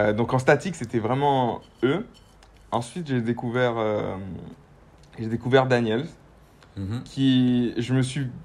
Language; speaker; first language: French; native; French